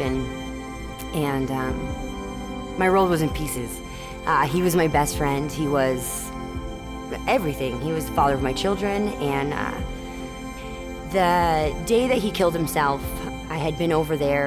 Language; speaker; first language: English; native; English